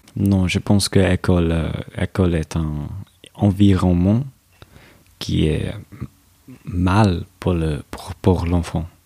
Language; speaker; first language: French; non-native, learner; English